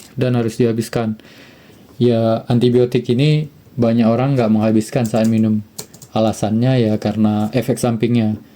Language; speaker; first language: Indonesian; native; Indonesian